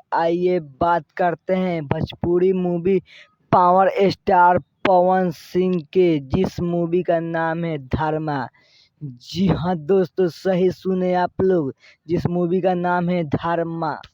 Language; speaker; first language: Hindi; non-native, local second language; Bhojpuri